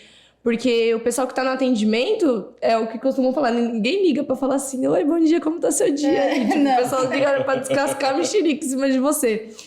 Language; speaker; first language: Portuguese; native; Portuguese